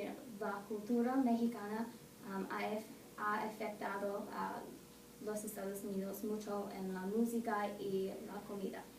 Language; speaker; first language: Spanish; non-native, learner; English